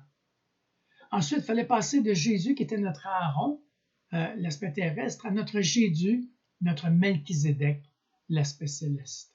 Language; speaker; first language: French; native; French